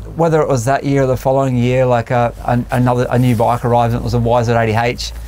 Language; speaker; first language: English; native; English